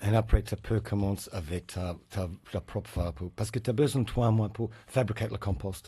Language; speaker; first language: French; non-native, learner; English